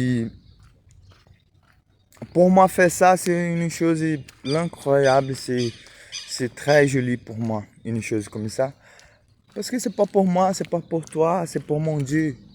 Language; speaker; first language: French; non-native, learner; Portuguese